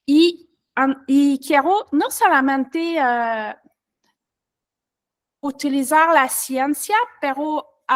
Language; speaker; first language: Spanish; non-native, learner; French